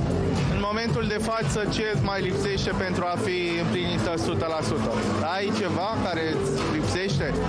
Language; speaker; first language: Romanian; native; Romanian